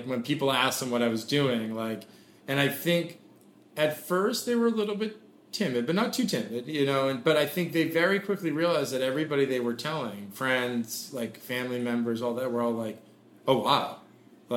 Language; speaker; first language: English; native; English